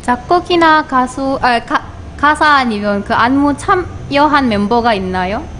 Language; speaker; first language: Korean; non-native, fluent; Indonesian